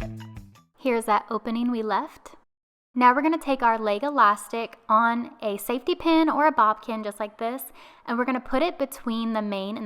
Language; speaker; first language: English; native; English